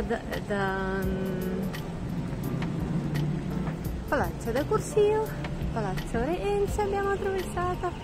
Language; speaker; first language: Italian; non-native, learner; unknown